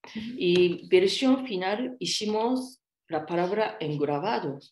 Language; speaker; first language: Spanish; non-native, fluent; Japanese